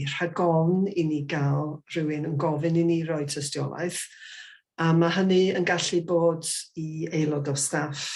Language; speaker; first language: Welsh; native; Welsh